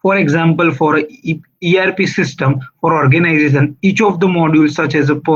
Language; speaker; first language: English; non-native, local second language; Gujarati